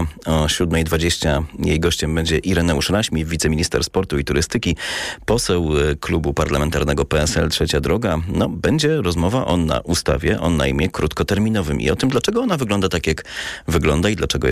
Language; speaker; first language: Polish; native; Polish